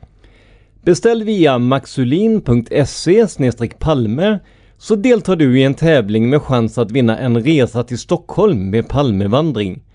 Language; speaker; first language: Swedish; native; Swedish